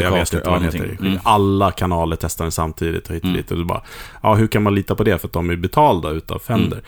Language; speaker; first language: Swedish; native; Swedish